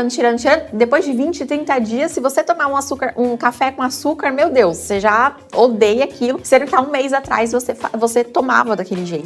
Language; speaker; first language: Portuguese; native; Portuguese